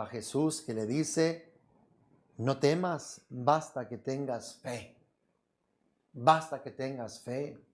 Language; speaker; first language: Spanish; native; Spanish